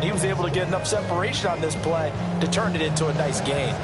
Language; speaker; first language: English; native; English